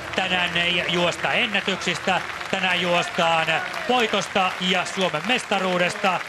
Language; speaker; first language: Finnish; native; Finnish